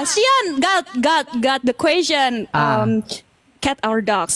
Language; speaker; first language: English; non-native, learner; Indonesian